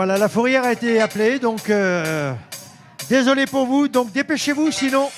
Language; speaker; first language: French; native; French